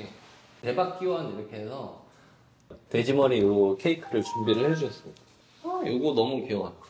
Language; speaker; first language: Korean; native; Korean